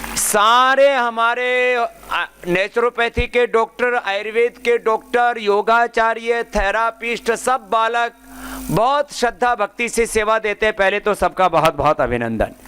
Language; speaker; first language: Hindi; native; Hindi